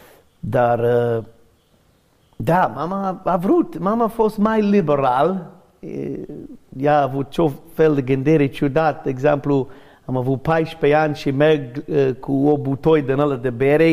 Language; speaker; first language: Romanian; non-native, learner; English